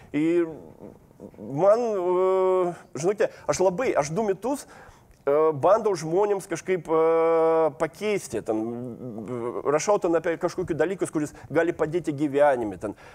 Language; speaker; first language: Lithuanian; non-native, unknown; Russian